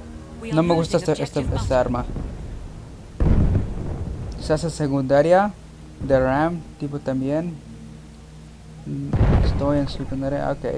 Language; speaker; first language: Spanish; early bilingual, heritage; Spanish